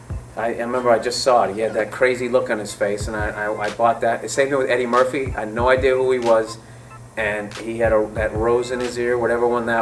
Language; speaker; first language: English; native; English